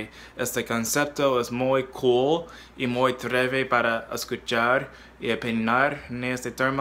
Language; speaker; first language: Spanish; non-native, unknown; English